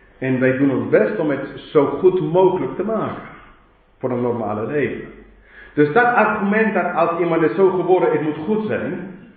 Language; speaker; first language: Dutch; non-native, fluent; English